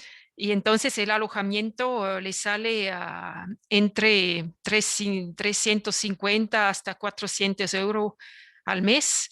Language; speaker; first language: Spanish; non-native, fluent; French